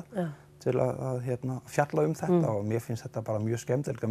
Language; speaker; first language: Icelandic; non-native, fluent; Danish